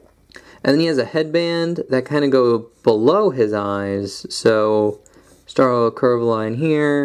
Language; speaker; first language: English; native; English